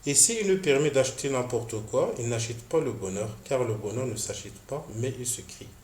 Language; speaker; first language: French; non-native, local second language; Arabic